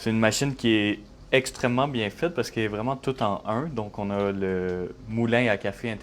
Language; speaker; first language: French; native; French